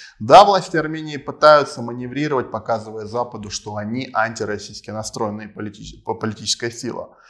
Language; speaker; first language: Russian; non-native, local second language; Armenian